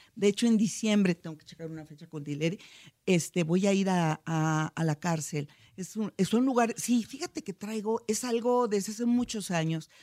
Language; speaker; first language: Spanish; native; Spanish